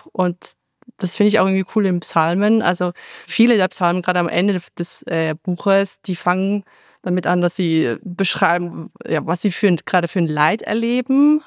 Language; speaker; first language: German; native; German